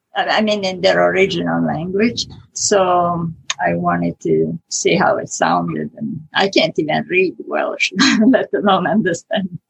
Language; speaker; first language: English; non-native, fluent; Italian